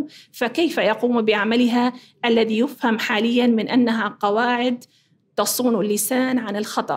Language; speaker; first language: Arabic; native; Arabic